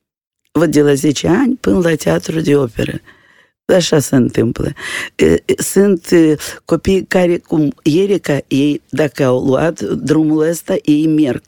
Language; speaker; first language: Romanian; non-native, local second language; Russian